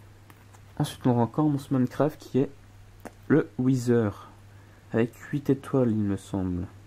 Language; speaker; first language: French; native; French